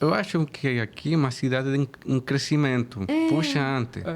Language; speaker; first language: Portuguese; non-native, fluent; Spanish